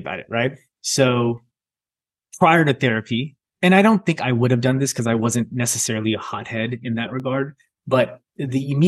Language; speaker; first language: English; native; English